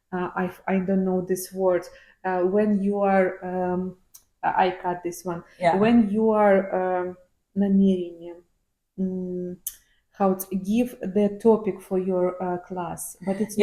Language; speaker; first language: English; non-native, learner; Ukrainian